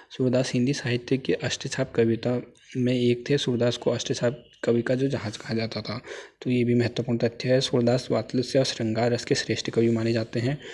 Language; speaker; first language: Hindi; native; Hindi